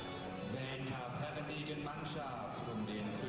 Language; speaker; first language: German; native; German